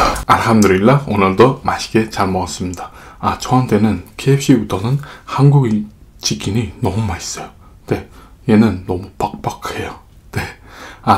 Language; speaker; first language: Korean; non-native, fluent; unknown